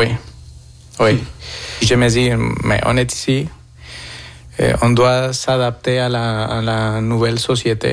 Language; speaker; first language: French; non-native, fluent; Spanish